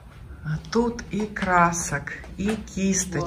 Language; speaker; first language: Russian; native; Russian